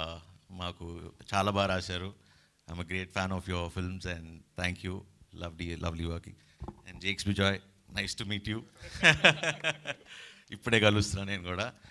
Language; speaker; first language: Telugu; native; Telugu